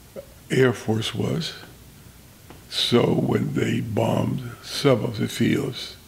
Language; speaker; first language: English; non-native, fluent; Spanish